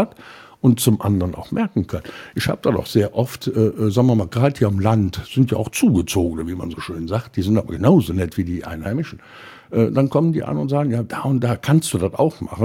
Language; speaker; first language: German; native; German